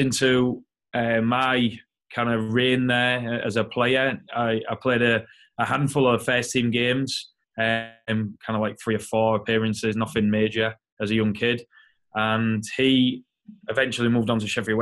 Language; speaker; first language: English; native; English